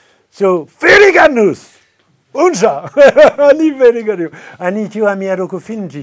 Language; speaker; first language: Nepali; non-native, fluent; French